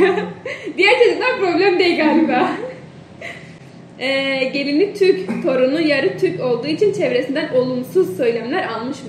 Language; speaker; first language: Turkish; non-native, fluent; Indonesian